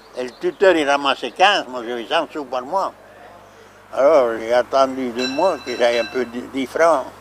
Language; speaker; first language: French; non-native, local second language; Swiss German